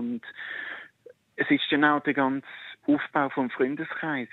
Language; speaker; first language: German; native; German